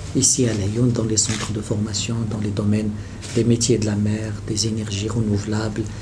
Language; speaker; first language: French; non-native, local second language; Arabic